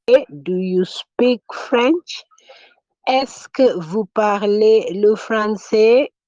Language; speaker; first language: French; non-native, fluent; Swahili